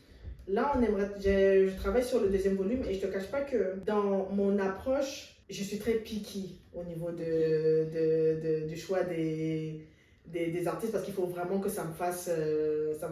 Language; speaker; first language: French; native; French